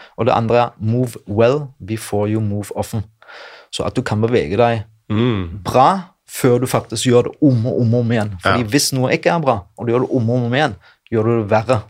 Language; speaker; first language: Norwegian; non-native, fluent; German